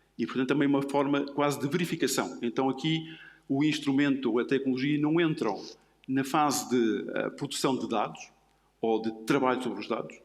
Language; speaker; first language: Portuguese; native; Portuguese